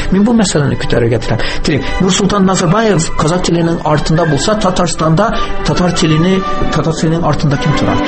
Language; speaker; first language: Tatar; early bilingual, heritage; Tatar